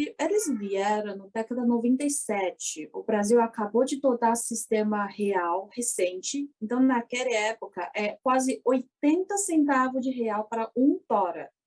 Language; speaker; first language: Portuguese; early bilingual, other home language; Chinese